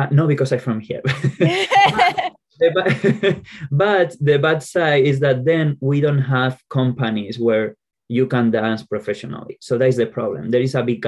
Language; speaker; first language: English; non-native, fluent; Spanish